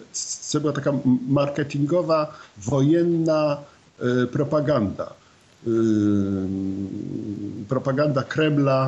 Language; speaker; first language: Polish; non-native, learner; Ukrainian